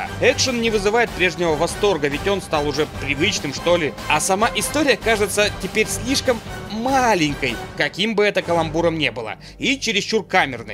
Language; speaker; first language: Russian; native; Russian